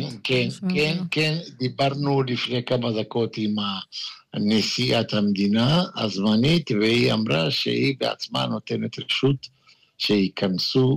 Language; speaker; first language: Hebrew; non-native, fluent; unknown